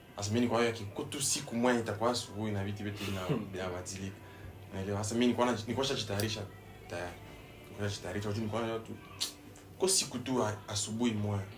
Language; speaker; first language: Swahili; native; Swahili